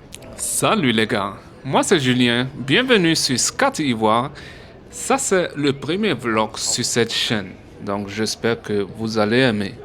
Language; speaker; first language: French; early bilingual, heritage; French